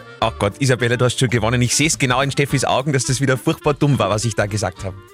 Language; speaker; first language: German; native; German